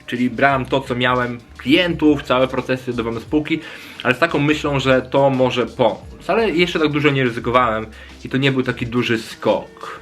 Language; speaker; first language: Polish; native; Polish